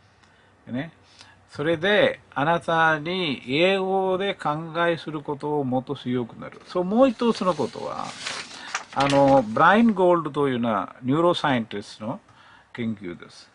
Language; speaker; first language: Japanese; non-native, learner; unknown